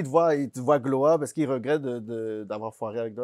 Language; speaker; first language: French; native; French